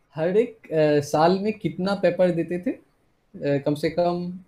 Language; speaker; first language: Hindi; non-native, local second language; Assamese